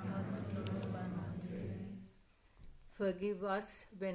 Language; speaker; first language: English; non-native, local second language; Sinhala